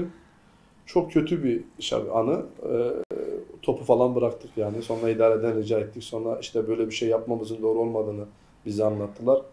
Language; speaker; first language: Turkish; native; Turkish